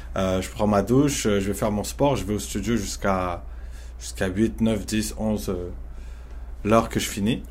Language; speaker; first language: French; early bilingual, other home language; Arabic